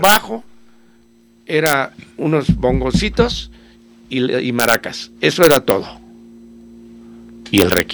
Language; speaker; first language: Spanish; native; Spanish